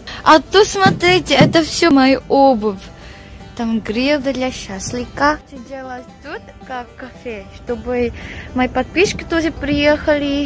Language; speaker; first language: Russian; non-native, learner; Korean